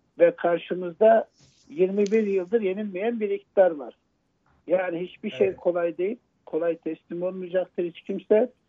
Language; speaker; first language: Turkish; native; Turkish